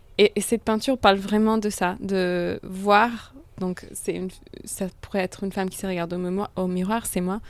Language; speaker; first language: French; non-native, fluent; Italian